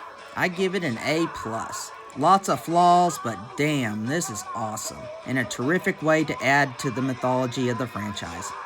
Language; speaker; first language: English; native; English